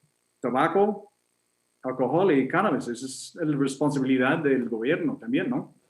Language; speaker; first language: Spanish; non-native, fluent; English